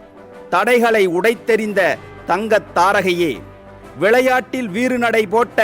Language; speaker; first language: Tamil; native; Tamil